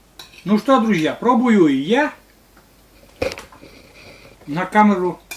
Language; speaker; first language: Russian; native; Russian